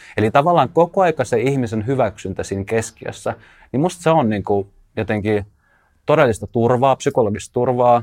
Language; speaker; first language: Finnish; early bilingual, other home language; Russian